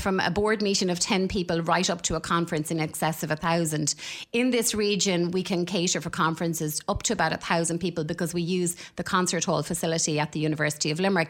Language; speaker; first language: English; native; English